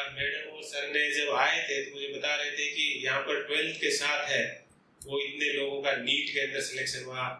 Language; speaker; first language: Hindi; non-native, local second language; Gujarati